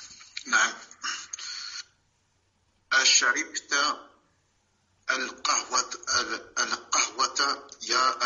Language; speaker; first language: Arabic; non-native, learner; French